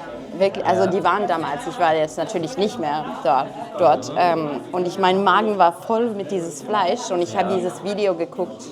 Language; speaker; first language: German; non-native, fluent; French